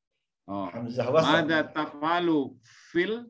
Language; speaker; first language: Arabic; non-native, learner; Indonesian